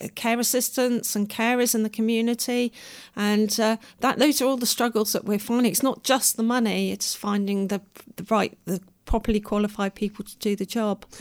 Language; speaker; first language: English; native; English